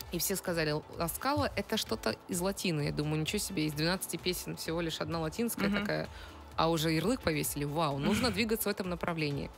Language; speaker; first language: Russian; native; Russian